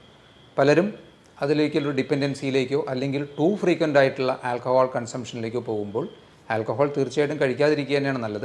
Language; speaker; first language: Malayalam; native; Malayalam